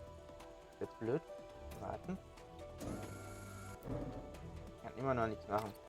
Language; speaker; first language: German; native; German